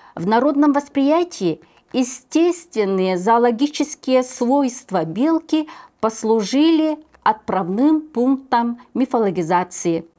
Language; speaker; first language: Russian; non-native, local second language; Yakut